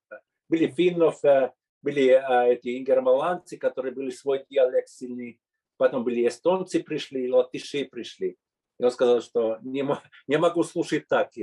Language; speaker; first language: Russian; non-native, fluent; Finnish